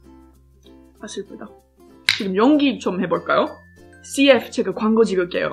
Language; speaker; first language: Korean; non-native, fluent; English